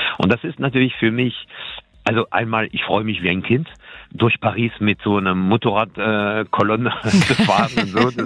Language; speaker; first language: German; non-native, fluent; French